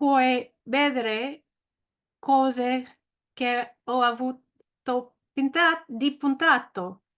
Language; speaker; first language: Italian; non-native, learner; English